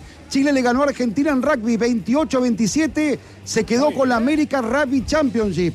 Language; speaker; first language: Spanish; native; Spanish